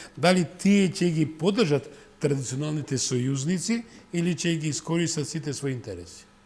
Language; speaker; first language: Macedonian; non-native, local second language; Serbian